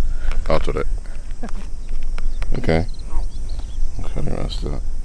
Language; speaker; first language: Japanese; non-native, learner; English